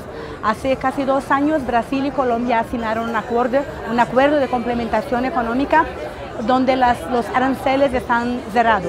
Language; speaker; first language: Spanish; non-native, fluent; Portuguese